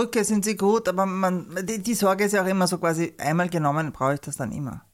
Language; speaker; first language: German; native; German